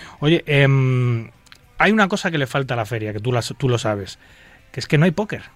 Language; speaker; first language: Spanish; native; Spanish